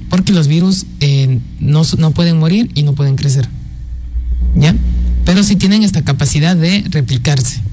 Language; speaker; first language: Spanish; native; Spanish